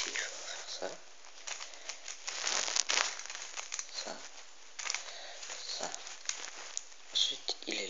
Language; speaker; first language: French; native; French